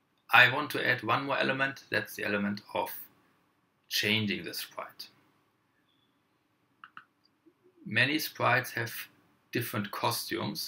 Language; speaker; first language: English; non-native, fluent; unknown